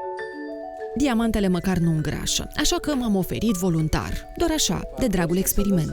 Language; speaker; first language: Romanian; native; Romanian